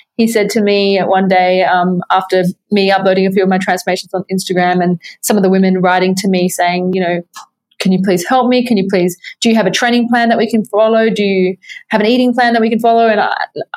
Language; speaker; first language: English; native; English